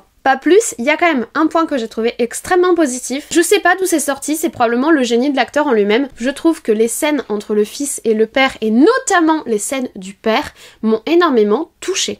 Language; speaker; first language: French; native; French